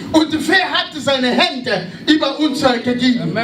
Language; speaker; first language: German; non-native, learner; French